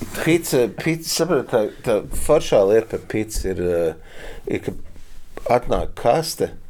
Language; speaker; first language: Latvian; early bilingual, heritage; Latvian